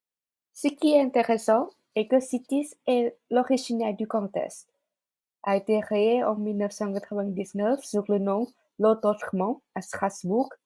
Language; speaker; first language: French; non-native, fluent; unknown